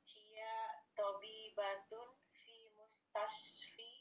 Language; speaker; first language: Arabic; non-native, learner; Indonesian